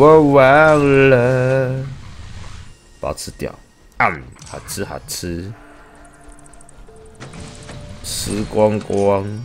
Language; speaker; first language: Chinese; native; Chinese